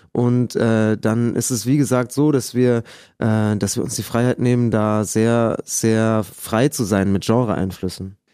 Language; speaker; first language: German; native; German